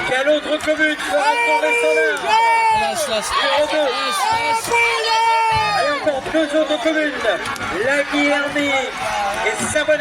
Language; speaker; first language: French; native; French